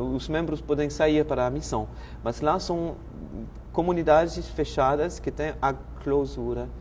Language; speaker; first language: Portuguese; non-native, fluent; French